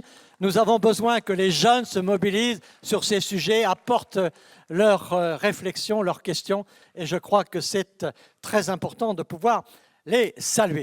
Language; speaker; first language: French; native; French